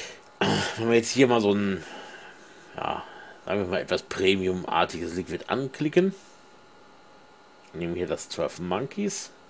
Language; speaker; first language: German; native; German